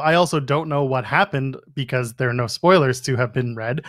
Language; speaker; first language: English; native; English